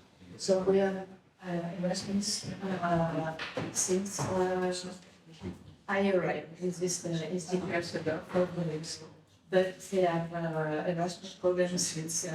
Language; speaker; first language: English; non-native, learner; French